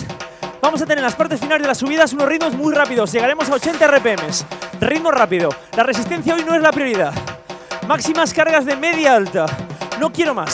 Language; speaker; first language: Spanish; native; Spanish